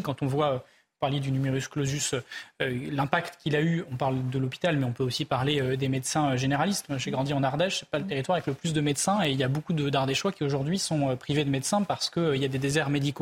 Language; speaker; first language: French; native; French